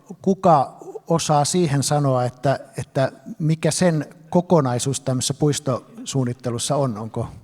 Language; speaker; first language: Finnish; native; Finnish